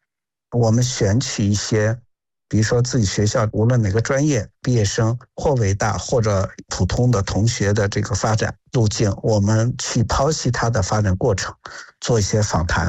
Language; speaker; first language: Chinese; native; Chinese